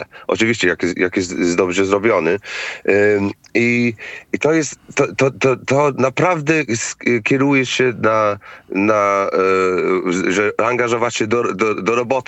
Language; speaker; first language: Polish; non-native, fluent; English